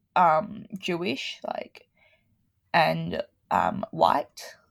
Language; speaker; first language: English; native; English